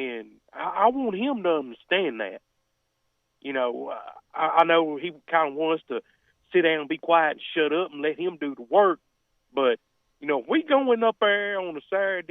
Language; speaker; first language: English; native; English